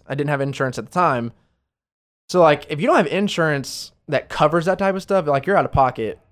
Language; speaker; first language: English; native; English